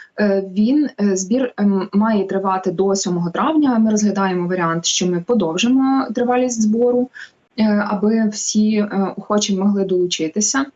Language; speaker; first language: Ukrainian; native; Ukrainian